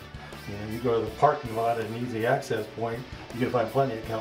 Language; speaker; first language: English; native; English